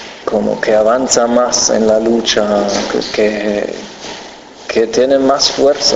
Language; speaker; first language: Spanish; non-native, fluent; German